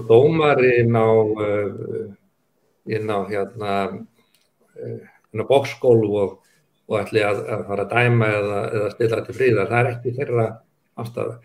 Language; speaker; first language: Icelandic; native; Icelandic